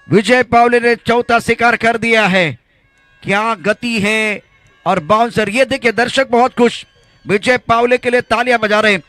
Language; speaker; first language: Hindi; non-native, local second language; Marathi